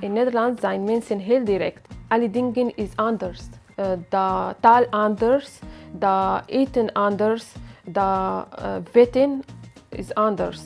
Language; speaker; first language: Dutch; non-native, learner; Arabic